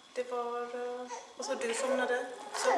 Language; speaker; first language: Swedish; non-native, fluent; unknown